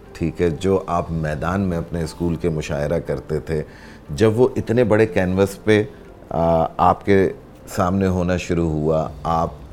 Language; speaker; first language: Urdu; native; Urdu